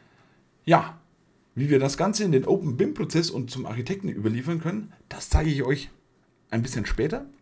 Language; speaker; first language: German; native; German